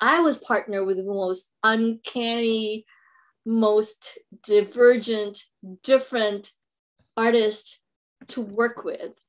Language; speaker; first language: English; non-native, local second language; Filipino